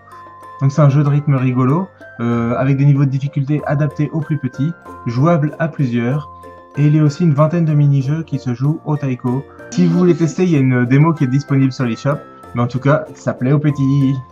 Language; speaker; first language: French; native; French